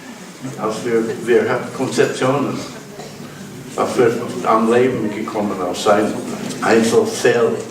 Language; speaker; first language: German; non-native, learner; English